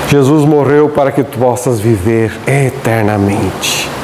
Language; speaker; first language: Portuguese; native; Portuguese